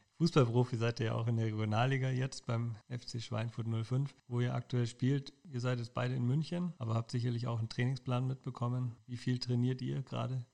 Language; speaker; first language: German; native; German